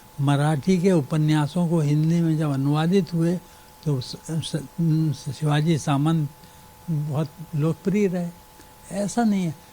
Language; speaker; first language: Hindi; native; Hindi